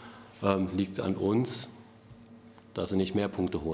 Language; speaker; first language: German; native; German